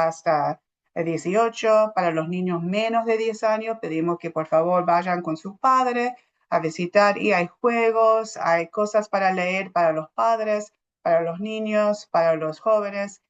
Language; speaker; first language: Spanish; non-native, fluent; English